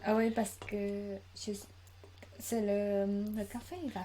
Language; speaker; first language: French; non-native, learner; Khmer